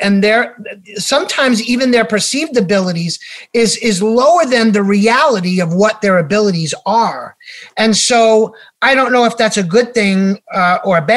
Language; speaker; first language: English; native; English